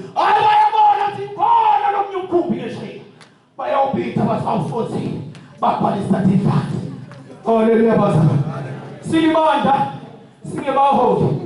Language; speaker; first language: Zulu; non-native, local second language; Swati